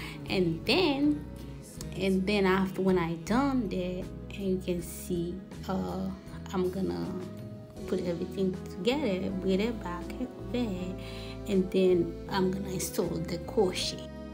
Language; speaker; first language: English; non-native, fluent; Haitian Creole